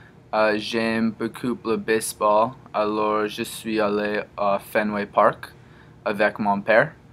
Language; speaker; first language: French; non-native, learner; English